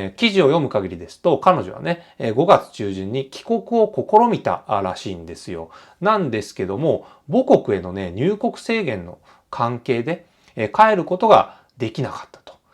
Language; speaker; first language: Japanese; native; Japanese